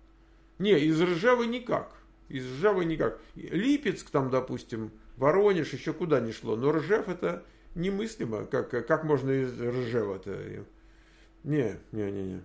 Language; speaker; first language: Russian; native; Russian